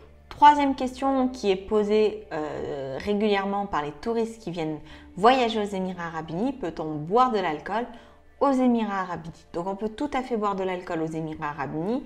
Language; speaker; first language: French; native; French